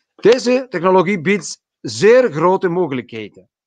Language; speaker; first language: Dutch; non-native, fluent; Georgian